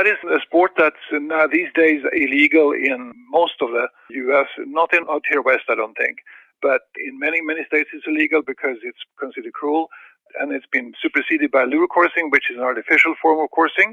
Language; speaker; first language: English; non-native, fluent; Swedish